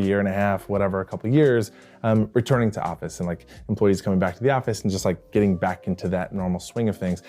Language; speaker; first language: English; native; English